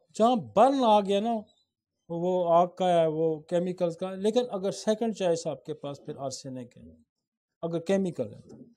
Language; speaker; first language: Urdu; non-native, local second language; Saraiki